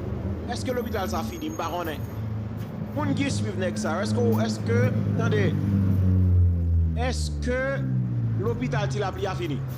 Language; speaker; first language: French; non-native, local second language; Haitian Creole